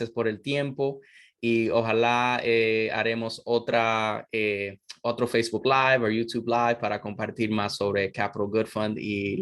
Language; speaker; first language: Spanish; non-native, fluent; English